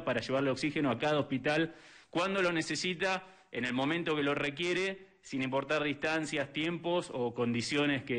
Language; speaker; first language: Spanish; native; Spanish